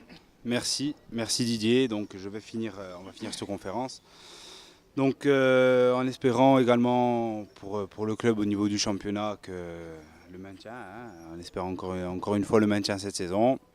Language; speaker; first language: French; native; French